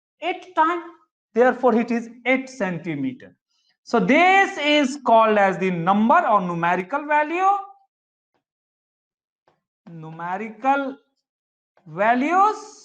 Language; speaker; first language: English; non-native, local second language; Hindi